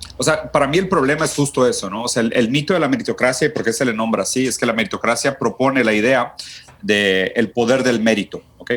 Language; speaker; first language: Spanish; early bilingual, other home language; Portuguese